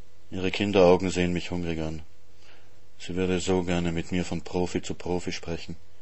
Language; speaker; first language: German; native; German